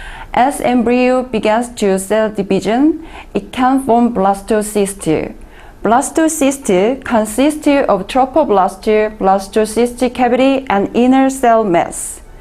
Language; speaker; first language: English; non-native, learner; Korean